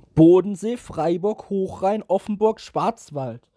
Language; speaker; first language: German; native; German